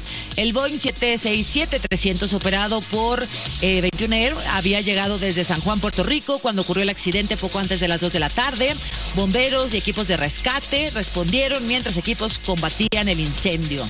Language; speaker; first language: Spanish; native; Spanish